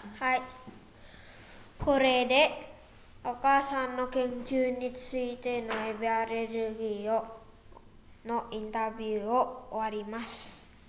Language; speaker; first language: Japanese; non-native, learner; Indonesian